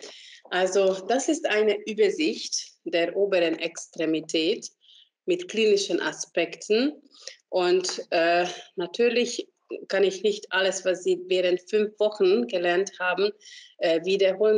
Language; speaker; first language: German; non-native, fluent; Hungarian